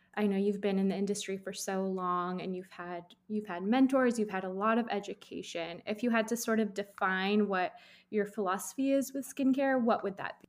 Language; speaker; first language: English; native; English